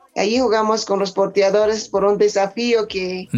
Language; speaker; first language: Spanish; native; Spanish